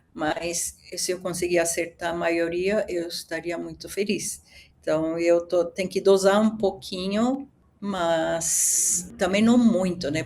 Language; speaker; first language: Portuguese; early bilingual, other home language; Japanese